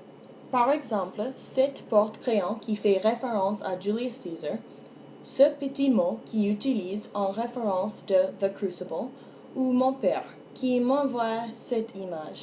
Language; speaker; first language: French; non-native, learner; English